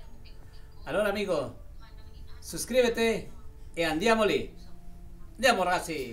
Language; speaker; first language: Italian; non-native, learner; Spanish